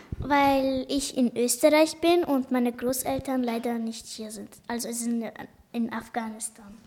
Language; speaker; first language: German; early bilingual, other home language; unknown